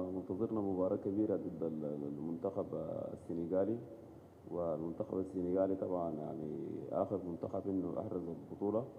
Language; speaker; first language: Arabic; native; Arabic